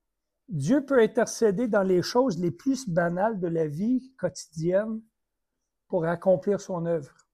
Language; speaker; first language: French; native; French